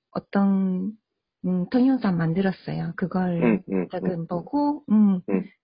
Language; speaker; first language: Korean; non-native, learner; Japanese